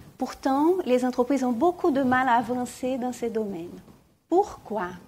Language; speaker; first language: French; non-native, fluent; Portuguese